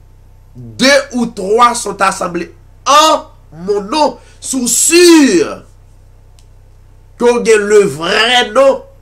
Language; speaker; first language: French; non-native, local second language; Haitian Creole